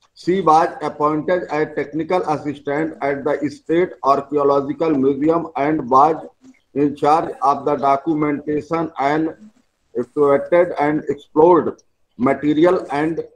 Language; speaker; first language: English; non-native, local second language; Hindi